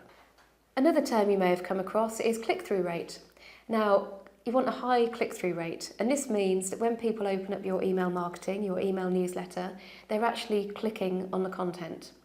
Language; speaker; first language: English; native; English